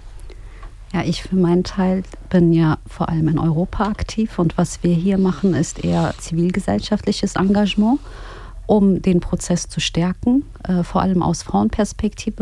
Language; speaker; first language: German; early bilingual, other home language; Kurdish